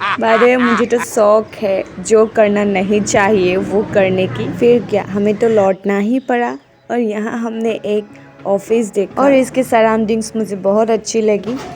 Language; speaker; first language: Hindi; non-native, local second language; Assamese